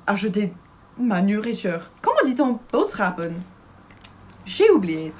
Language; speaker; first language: French; non-native, learner; Dutch